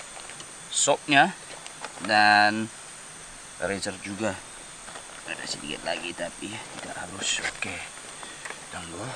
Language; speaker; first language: Indonesian; non-native, learner; English